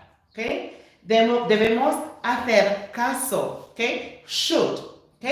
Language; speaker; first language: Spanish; non-native, fluent; English